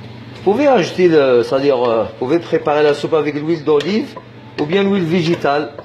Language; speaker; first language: French; non-native, fluent; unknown